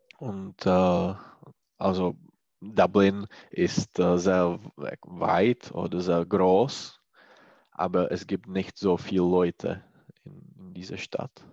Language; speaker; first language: German; non-native, learner; Czech